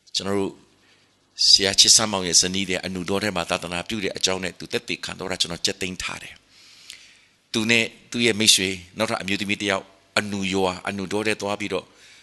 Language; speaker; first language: Burmese; non-native, local second language; Kachin